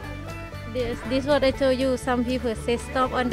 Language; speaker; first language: English; non-native, learner; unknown